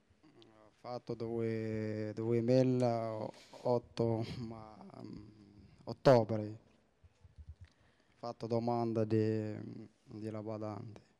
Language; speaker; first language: Italian; non-native, learner; Arabic